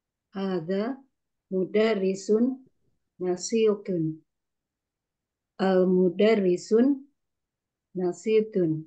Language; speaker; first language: Arabic; non-native, learner; Indonesian